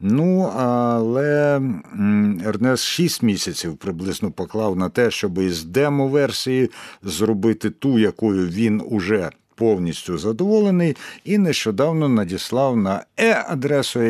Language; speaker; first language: Ukrainian; native; Ukrainian